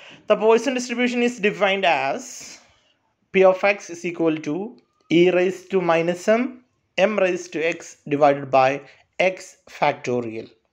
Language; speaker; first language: English; non-native, local second language; Malayalam